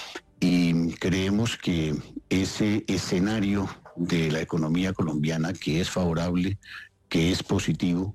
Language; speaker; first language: Spanish; native; Spanish